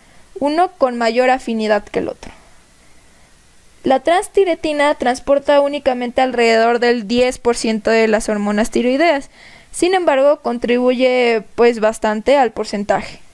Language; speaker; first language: Spanish; native; Spanish